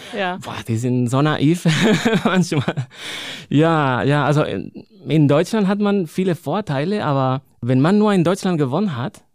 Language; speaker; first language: German; non-native, fluent; Spanish